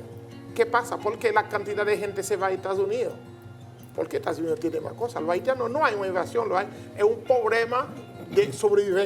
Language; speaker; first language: Spanish; non-native, learner; Haitian Creole